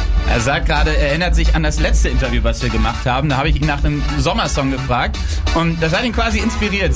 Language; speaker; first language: German; native; German